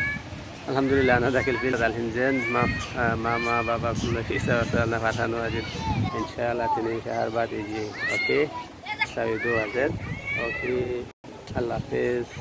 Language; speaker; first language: Arabic; non-native, learner; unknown